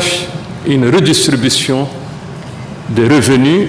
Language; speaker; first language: French; non-native, local second language; Arabic